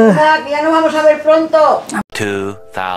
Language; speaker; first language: Spanish; native; Spanish